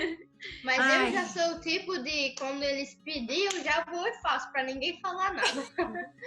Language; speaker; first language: Portuguese; early bilingual, other home language; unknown